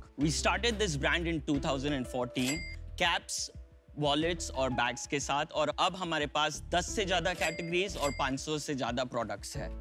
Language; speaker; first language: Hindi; early bilingual, heritage; Hindi